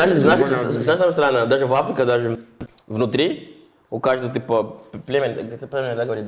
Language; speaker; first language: Russian; non-native, fluent; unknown